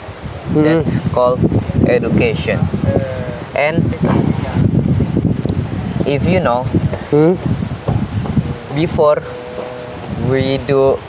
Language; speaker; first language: English; non-native, learner; Indonesian